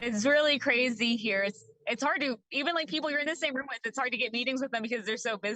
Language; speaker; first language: English; native; English